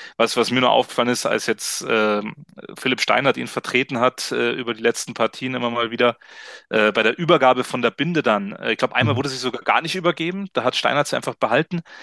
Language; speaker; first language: German; native; German